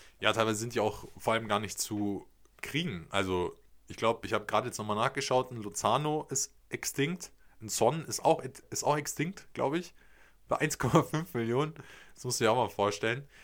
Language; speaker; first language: German; native; German